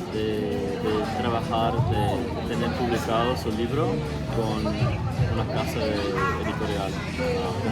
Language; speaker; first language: Spanish; non-native, learner; English